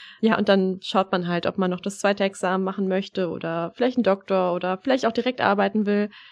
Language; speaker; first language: German; early bilingual, other home language; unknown